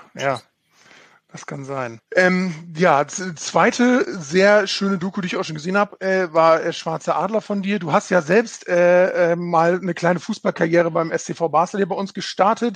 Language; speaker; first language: German; native; German